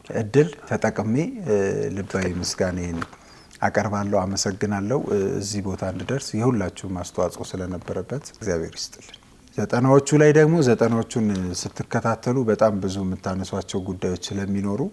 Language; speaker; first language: Amharic; native; Amharic